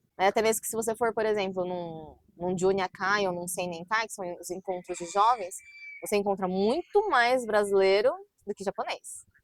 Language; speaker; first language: Portuguese; native; Portuguese